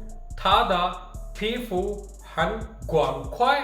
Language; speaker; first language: Chinese; non-native, fluent; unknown